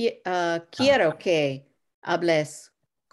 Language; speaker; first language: Spanish; non-native, learner; English